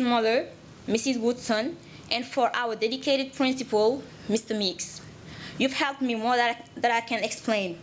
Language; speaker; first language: English; non-native, learner; Wolof